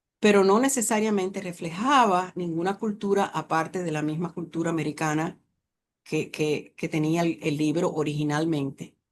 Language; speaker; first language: Spanish; native; Spanish